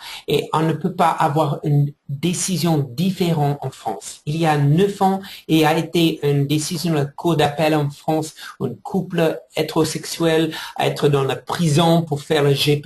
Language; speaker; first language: French; non-native, fluent; English